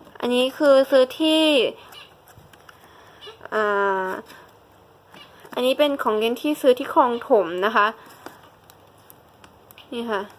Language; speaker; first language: Thai; native; Thai